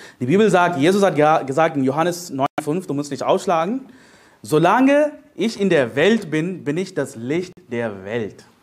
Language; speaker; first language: German; non-native, fluent; Telugu